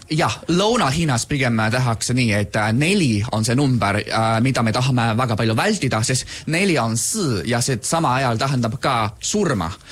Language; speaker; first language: Estonian; non-native, fluent; Chinese